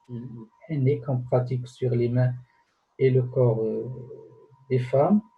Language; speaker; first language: French; non-native, local second language; Arabic